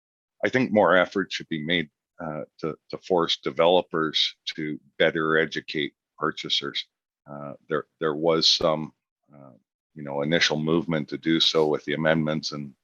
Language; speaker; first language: English; native; English